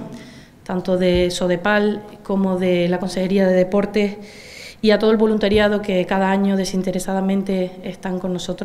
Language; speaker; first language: Spanish; native; Spanish